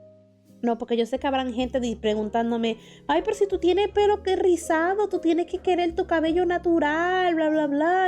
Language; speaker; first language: Spanish; early bilingual, heritage; Spanish